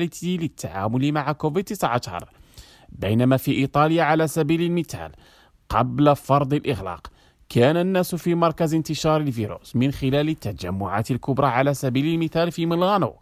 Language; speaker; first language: Arabic; non-native, fluent; Indonesian